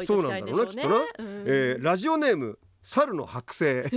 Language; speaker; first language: Japanese; native; Japanese